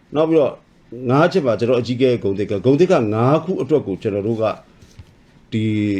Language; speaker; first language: Burmese; non-native, local second language; S'gaw Karen